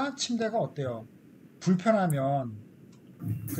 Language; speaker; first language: Korean; native; Korean